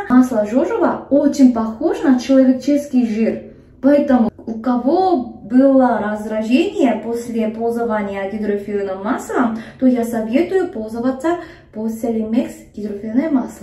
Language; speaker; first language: Russian; non-native, fluent; Korean